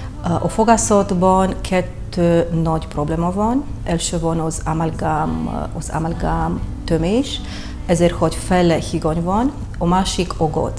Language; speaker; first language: Hungarian; non-native, learner; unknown